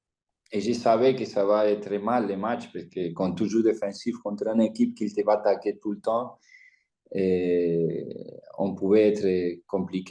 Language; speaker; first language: French; non-native, fluent; Spanish